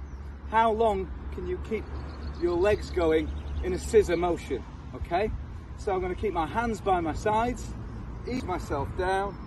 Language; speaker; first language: English; native; English